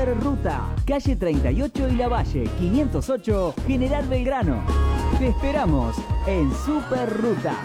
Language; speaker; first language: Spanish; native; Spanish